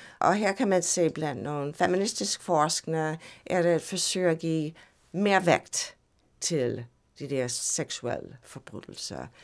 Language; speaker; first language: Danish; non-native, fluent; English